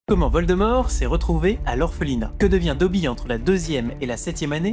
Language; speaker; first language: French; native; French